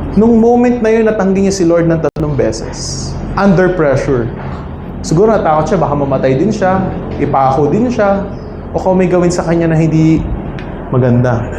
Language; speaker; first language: Filipino; native; Filipino